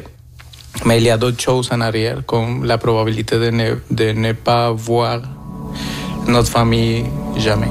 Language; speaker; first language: French; non-native, fluent; Spanish